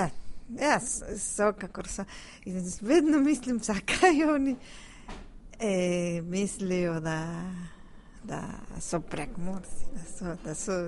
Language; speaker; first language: Slovenian; early bilingual, heritage; Spanish